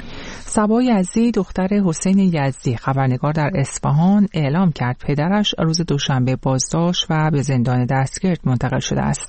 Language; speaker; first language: Persian; native; Persian